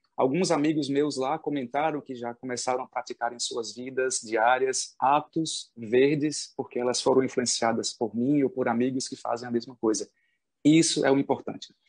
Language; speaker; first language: Portuguese; native; Portuguese